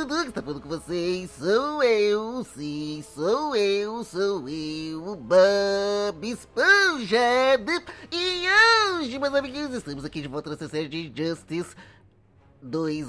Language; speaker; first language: Portuguese; native; Portuguese